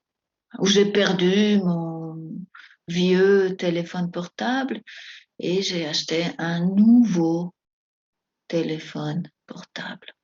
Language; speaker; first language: French; non-native, fluent; Spanish